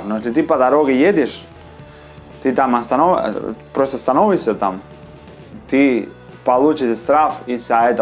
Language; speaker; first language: Russian; non-native, fluent; Spanish